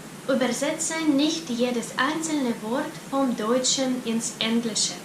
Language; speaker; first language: German; non-native, fluent; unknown